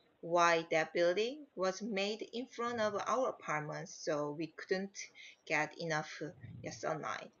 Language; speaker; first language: English; non-native, learner; Korean